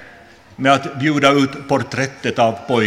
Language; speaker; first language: Swedish; non-native, local second language; Finnish